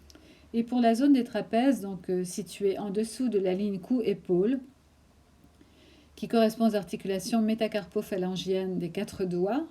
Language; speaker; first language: French; native; French